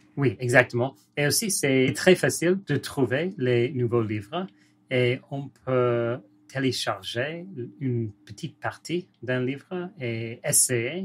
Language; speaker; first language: French; non-native, learner; English